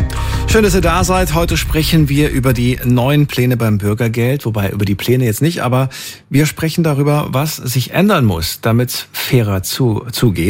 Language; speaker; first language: German; native; German